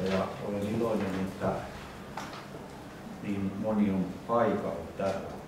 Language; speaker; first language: Finnish; native; Finnish